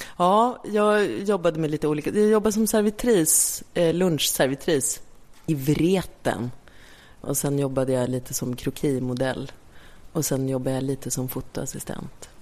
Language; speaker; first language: Swedish; native; Swedish